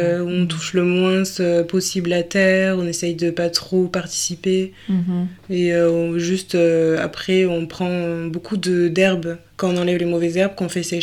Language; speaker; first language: French; native; French